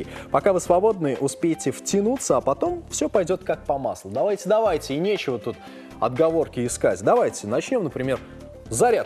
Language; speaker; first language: Russian; native; Russian